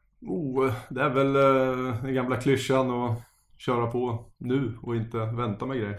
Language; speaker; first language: Swedish; native; Swedish